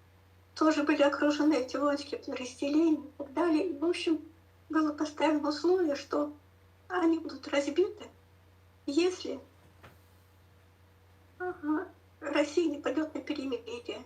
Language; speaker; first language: Russian; native; Russian